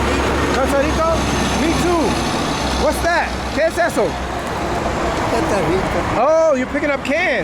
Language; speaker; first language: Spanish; non-native, learner; English